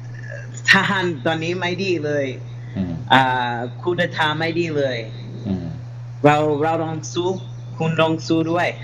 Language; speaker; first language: Thai; non-native, learner; English